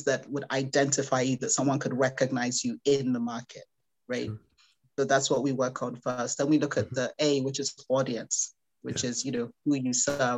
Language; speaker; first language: English; non-native, local second language; Igbo